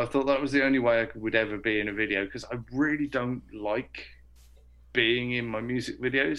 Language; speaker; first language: English; native; English